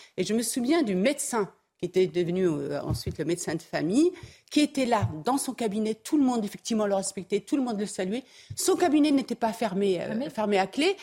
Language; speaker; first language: French; early bilingual, other home language; Arabic